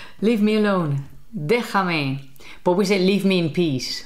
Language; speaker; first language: Spanish; native; Spanish